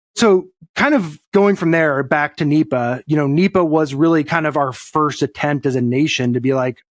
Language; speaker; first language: English; native; English